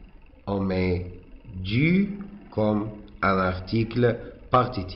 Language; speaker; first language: French; non-native, fluent; Arabic